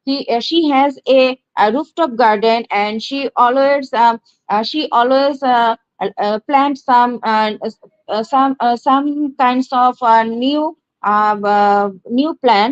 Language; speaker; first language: English; non-native, learner; Bangla